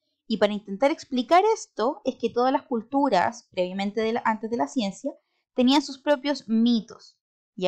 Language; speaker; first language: Spanish; native; Spanish